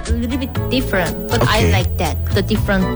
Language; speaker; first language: English; non-native, learner; Korean